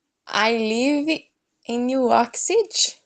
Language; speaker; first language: English; non-native, learner; Portuguese